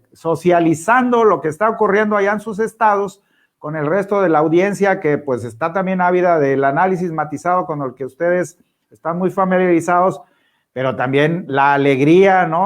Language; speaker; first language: Spanish; native; Spanish